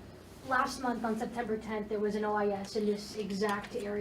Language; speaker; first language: English; native; English